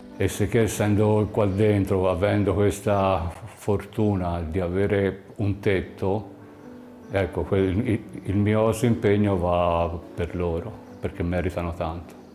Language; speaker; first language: Italian; native; Italian